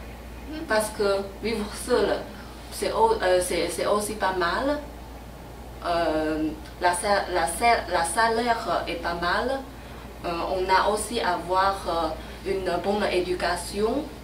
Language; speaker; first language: French; non-native, learner; Chinese